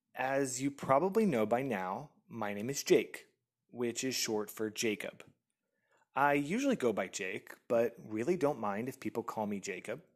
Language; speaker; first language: English; native; English